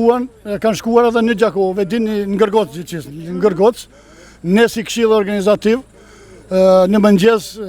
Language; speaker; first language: Albanian; native; Albanian